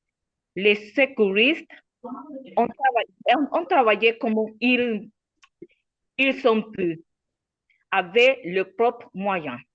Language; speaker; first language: French; non-native, learner; Spanish